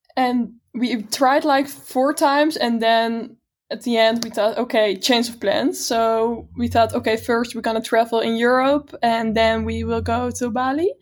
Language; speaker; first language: English; non-native, fluent; Dutch